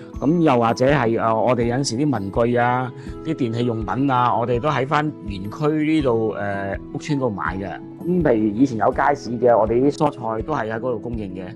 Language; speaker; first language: Cantonese; native; Cantonese